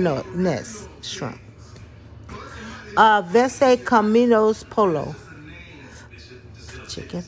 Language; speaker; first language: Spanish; non-native, learner; English